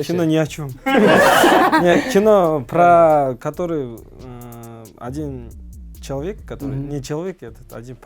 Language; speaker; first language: Russian; non-native, local second language; Kazakh